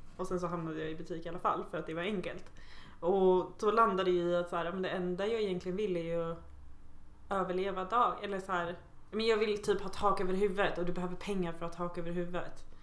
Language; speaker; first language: Swedish; native; Swedish